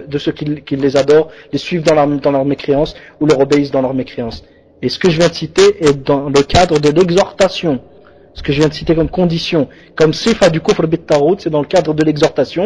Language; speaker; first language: French; native; French